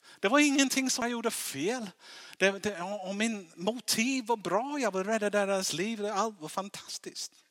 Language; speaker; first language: Swedish; non-native, fluent; English